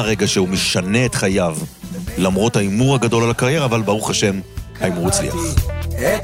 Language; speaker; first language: Hebrew; native; Hebrew